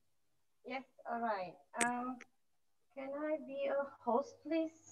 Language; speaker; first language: English; non-native, fluent; Indonesian